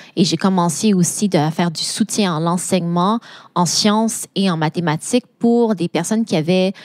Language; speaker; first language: French; native; French